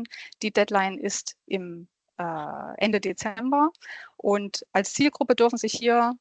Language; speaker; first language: German; native; German